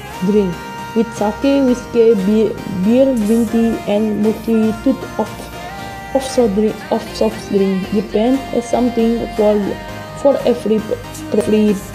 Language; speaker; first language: English; non-native, learner; Indonesian